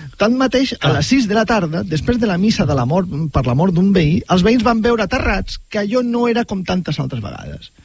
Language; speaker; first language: Catalan; native; Catalan